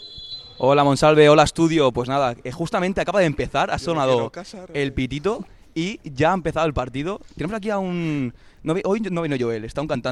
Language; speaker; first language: Spanish; native; Spanish